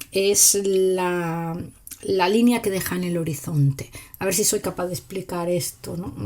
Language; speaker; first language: Spanish; native; Spanish